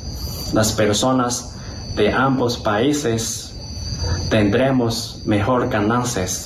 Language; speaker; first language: Spanish; non-native, fluent; Chinese